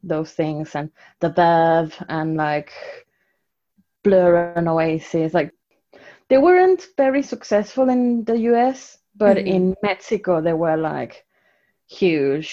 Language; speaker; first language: English; non-native, fluent; Spanish